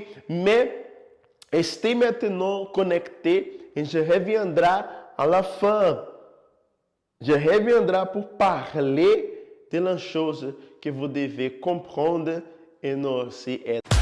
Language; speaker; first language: French; non-native, fluent; Portuguese